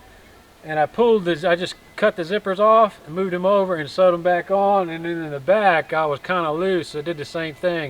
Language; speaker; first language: English; native; English